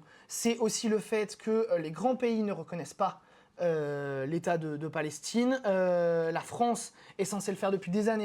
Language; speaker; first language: French; native; French